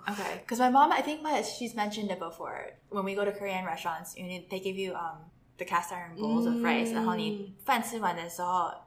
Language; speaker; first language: English; native; English